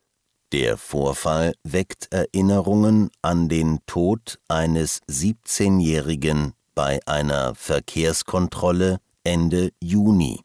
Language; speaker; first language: German; native; German